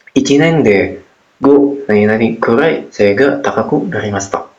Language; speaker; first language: Japanese; non-native, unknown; Indonesian